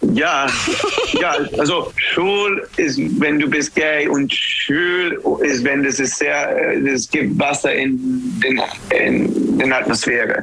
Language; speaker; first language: German; non-native, learner; English